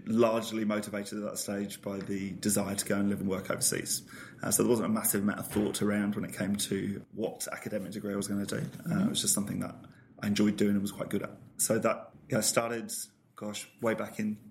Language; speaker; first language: English; native; English